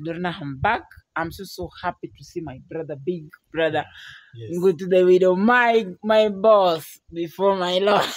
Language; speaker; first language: English; non-native, learner; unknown